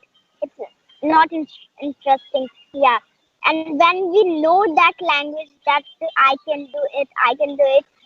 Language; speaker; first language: English; non-native, learner; Hindi